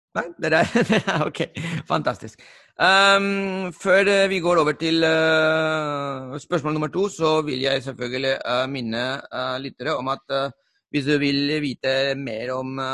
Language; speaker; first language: Norwegian; non-native, fluent; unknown